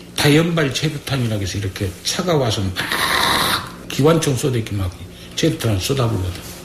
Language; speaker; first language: Korean; native; Korean